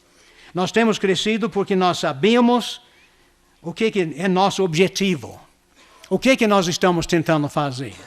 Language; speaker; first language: Portuguese; non-native, fluent; English